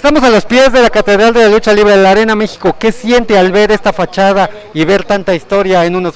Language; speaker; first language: Spanish; native; Spanish